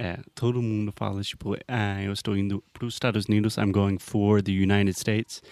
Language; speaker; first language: Portuguese; non-native, fluent; English